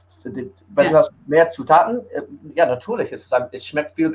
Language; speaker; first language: German; early bilingual, heritage; English